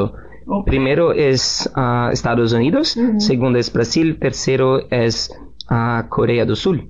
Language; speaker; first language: Spanish; non-native, learner; Portuguese